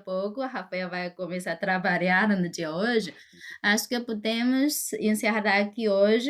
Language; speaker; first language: Portuguese; non-native, fluent; Chinese